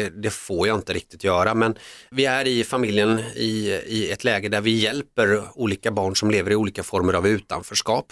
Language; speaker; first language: Swedish; early bilingual, other home language; Finnish